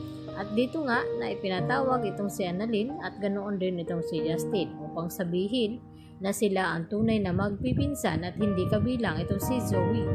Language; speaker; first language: Filipino; native; Filipino